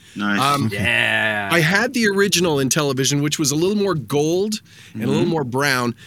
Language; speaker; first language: English; native; English